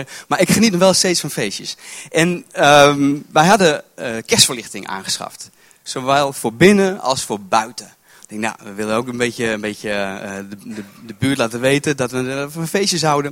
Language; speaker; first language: Dutch; native; Dutch